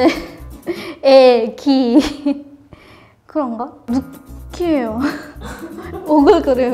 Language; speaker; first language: Korean; non-native, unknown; Filipino